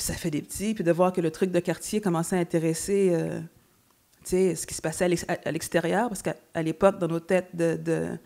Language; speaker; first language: French; native; French